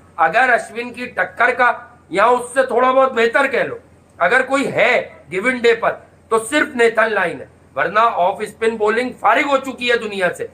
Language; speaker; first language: Urdu; native; Urdu